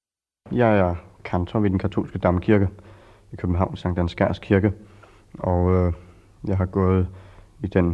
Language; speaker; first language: Danish; early bilingual, other home language; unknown